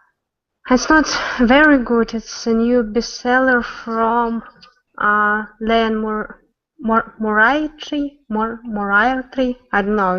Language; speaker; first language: English; non-native, learner; Russian